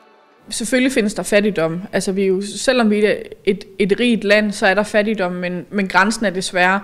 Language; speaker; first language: Danish; native; Danish